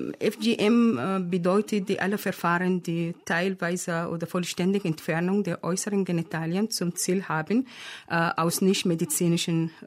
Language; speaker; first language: German; non-native, learner; Arabic